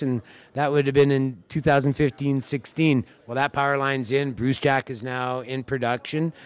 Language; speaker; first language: English; native; English